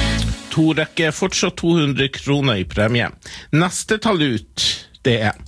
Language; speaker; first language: Norwegian; native; Norwegian